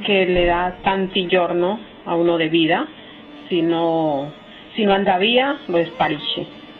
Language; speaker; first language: Italian; non-native, learner; Spanish